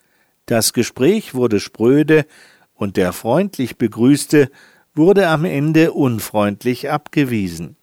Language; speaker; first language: German; native; German